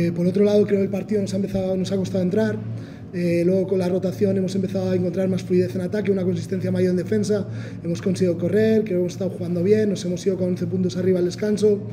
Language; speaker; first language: Spanish; non-native, local second language; Basque